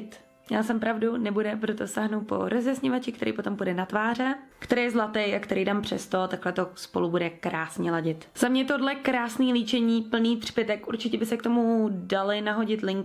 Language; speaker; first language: Czech; native; Czech